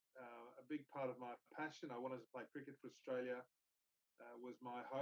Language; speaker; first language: English; native; English